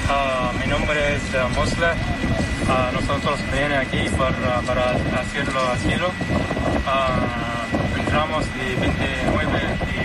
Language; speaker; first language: Spanish; non-native, learner; Arabic